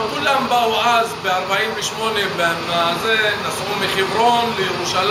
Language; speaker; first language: Hebrew; non-native, local second language; Arabic